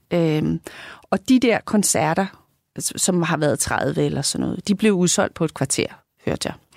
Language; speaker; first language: Danish; native; Danish